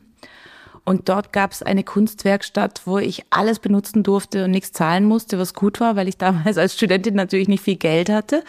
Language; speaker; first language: German; native; German